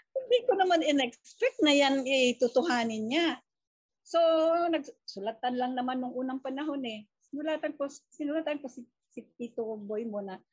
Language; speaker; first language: Filipino; non-native, local second language; Cebuano